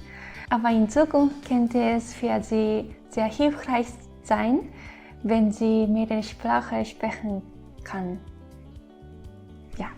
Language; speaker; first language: German; non-native, fluent; Japanese